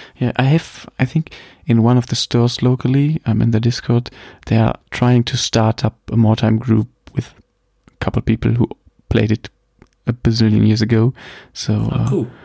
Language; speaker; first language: English; non-native, fluent; German